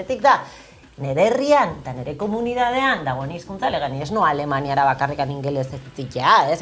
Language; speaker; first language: Basque; non-native, local second language; Spanish